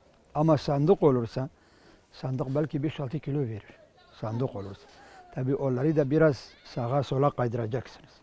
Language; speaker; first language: Turkish; non-native, local second language; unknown